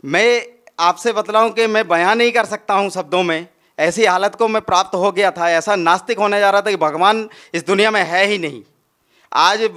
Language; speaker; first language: Hindi; native; Hindi